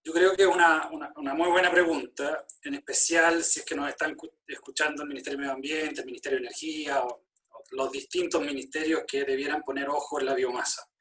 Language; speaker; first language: Spanish; native; Spanish